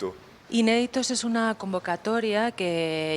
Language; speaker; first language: Spanish; native; Spanish